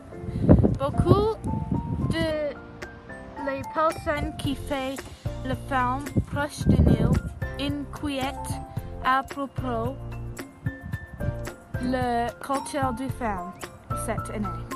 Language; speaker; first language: French; non-native, learner; English